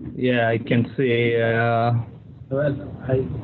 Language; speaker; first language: English; non-native, fluent; Hebrew